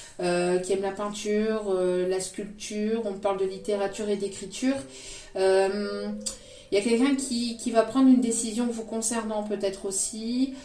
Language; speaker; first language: French; native; French